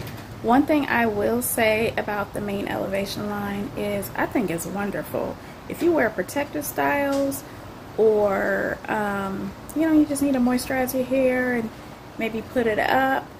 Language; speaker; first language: English; native; English